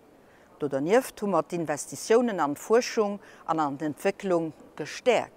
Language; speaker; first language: German; non-native, local second language; Luxembourgish